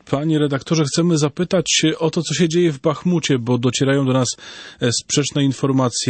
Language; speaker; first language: Polish; native; Polish